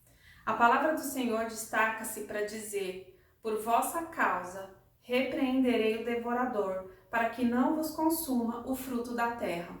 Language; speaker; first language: Portuguese; native; Portuguese